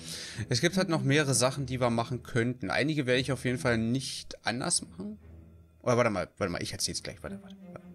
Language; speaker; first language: German; native; German